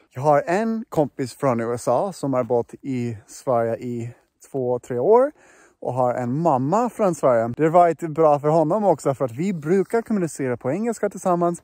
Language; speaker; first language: Swedish; non-native, fluent; English